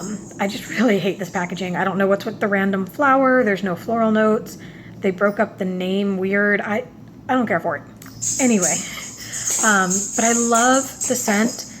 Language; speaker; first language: English; native; English